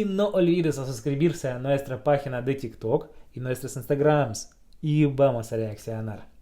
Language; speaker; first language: Spanish; non-native, fluent; Russian